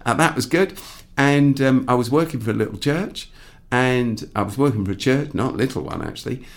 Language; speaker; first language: English; native; English